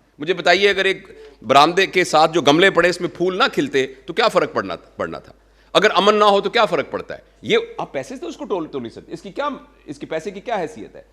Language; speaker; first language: Urdu; non-native, local second language; Punjabi